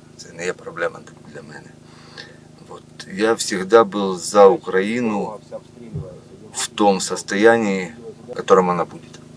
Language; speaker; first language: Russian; native; Russian